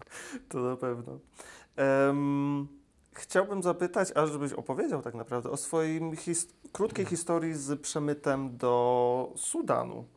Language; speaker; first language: Polish; native; Polish